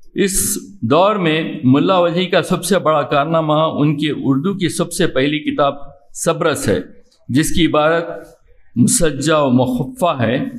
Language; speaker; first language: Urdu; native; Urdu